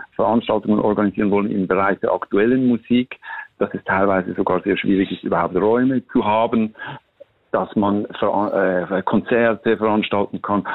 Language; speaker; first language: German; native; German